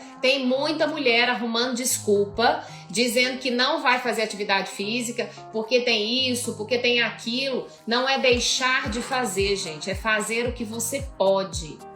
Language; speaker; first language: Portuguese; native; Portuguese